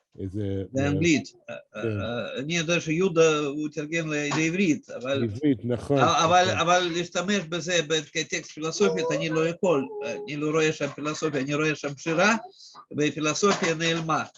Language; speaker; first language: Hebrew; non-native, fluent; Russian